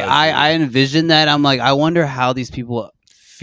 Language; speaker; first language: English; native; English